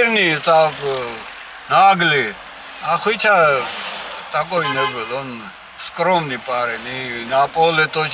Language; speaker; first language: Russian; non-native, learner; Georgian